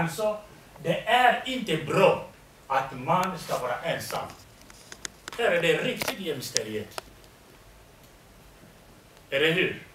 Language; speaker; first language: Swedish; non-native, fluent; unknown